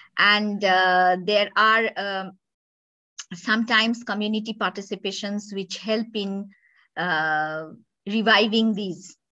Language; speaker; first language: English; non-native, local second language; Bangla